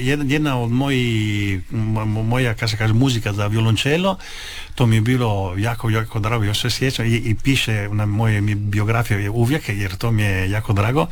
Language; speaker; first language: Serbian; early bilingual, heritage; Italian